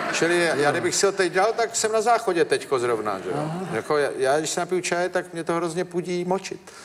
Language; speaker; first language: Czech; native; Czech